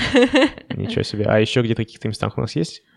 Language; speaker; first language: Russian; native; Russian